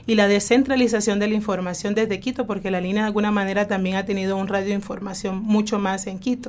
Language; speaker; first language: Spanish; native; Spanish